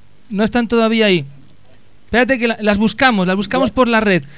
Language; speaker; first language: Spanish; native; Spanish